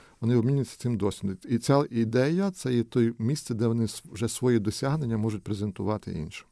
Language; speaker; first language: Ukrainian; native; Ukrainian